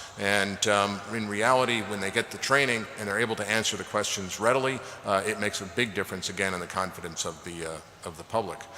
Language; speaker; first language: English; native; English